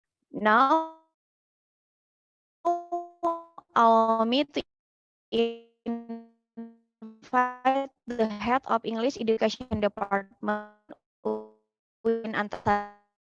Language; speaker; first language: English; non-native, fluent; Indonesian